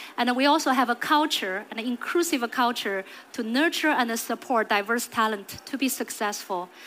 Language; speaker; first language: English; non-native, fluent; Chinese